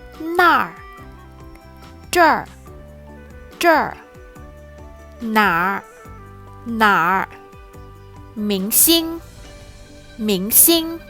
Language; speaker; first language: Chinese; non-native, fluent; Thai